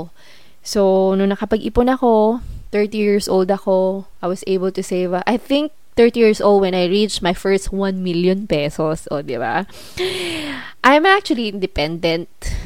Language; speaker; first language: English; non-native, local second language; Filipino